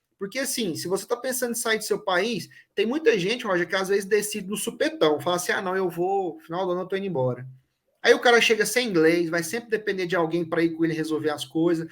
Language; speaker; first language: Portuguese; native; Portuguese